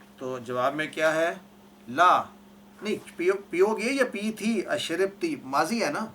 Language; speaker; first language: Urdu; native; Urdu